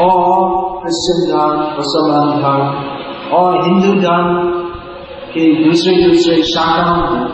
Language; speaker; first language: Hindi; non-native, learner; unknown